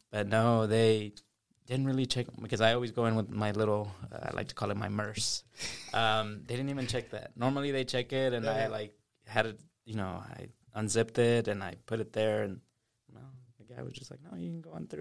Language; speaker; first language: English; native; English